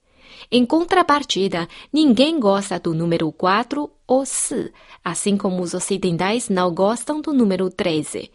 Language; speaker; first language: Portuguese; non-native, fluent; Chinese